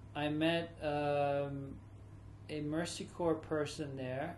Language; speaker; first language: English; early bilingual, other home language; German